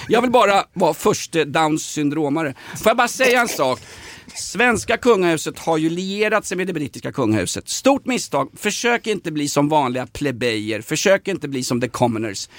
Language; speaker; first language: Swedish; native; Swedish